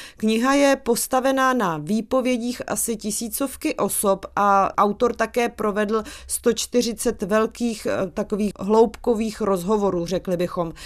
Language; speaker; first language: Czech; native; Czech